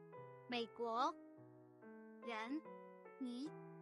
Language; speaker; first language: Chinese; non-native, learner; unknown